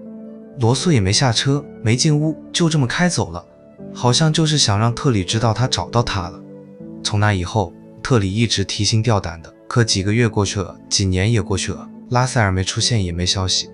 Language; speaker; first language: Chinese; native; Chinese